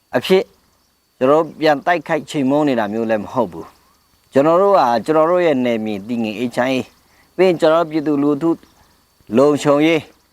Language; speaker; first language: Burmese; non-native, local second language; Pa'o Karen